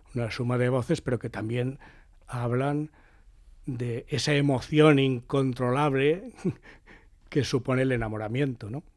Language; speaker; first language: Spanish; native; Spanish